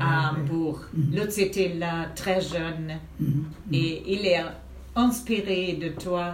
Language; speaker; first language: French; non-native, fluent; German